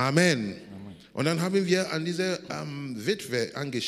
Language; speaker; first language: German; non-native, learner; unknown